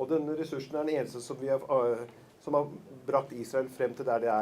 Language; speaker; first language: Norwegian; native; Norwegian